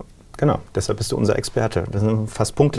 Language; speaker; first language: German; native; German